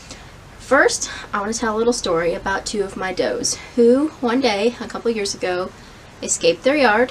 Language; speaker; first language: English; native; English